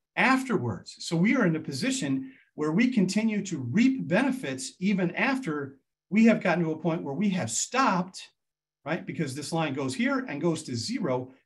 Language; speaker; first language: English; native; English